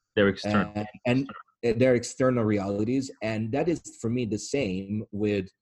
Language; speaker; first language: English; non-native, fluent; Italian